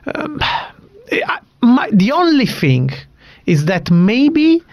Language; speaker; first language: English; non-native, fluent; Italian